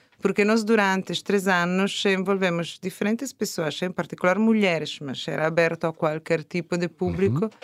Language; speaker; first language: Portuguese; non-native, fluent; Italian